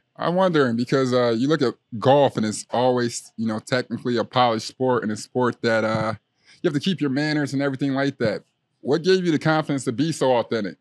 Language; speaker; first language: English; native; English